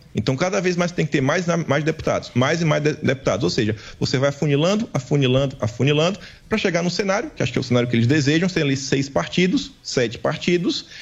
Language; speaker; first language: Portuguese; native; Portuguese